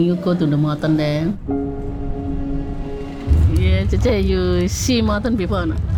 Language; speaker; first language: English; non-native, local second language; Indonesian